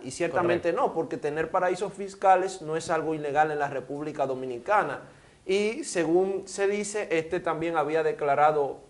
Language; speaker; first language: Spanish; native; Spanish